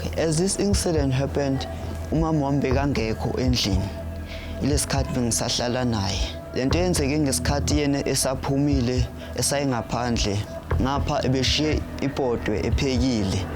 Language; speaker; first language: Zulu; native; Zulu